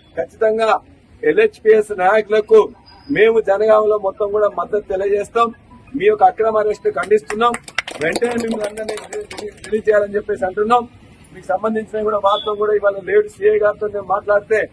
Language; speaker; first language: Telugu; native; Telugu